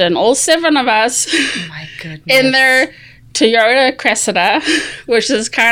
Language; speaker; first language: English; native; English